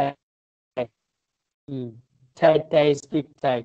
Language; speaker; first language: English; non-native, fluent; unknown